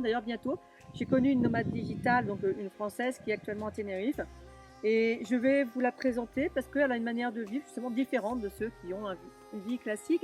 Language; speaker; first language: French; native; French